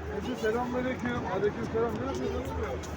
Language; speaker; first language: Turkish; early bilingual, heritage; Turkish